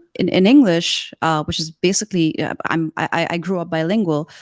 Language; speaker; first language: English; non-native, local second language; Urdu